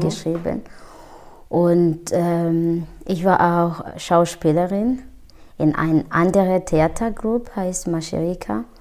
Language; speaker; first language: German; non-native, fluent; Kinyarwanda